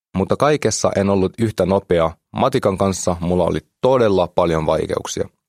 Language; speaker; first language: Finnish; early bilingual, other home language; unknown